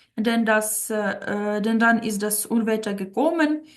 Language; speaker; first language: German; non-native, fluent; Ukrainian